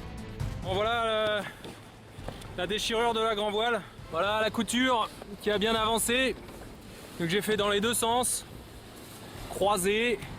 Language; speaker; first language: French; native; French